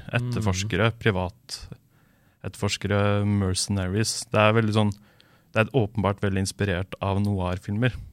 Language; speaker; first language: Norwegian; native; Norwegian